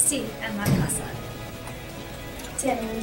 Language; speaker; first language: Spanish; non-native, learner; English